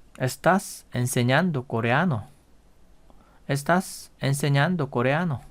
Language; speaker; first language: Spanish; non-native, fluent; Korean